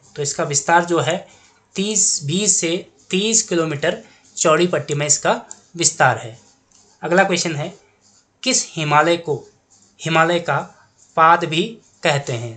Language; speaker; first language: Hindi; native; Hindi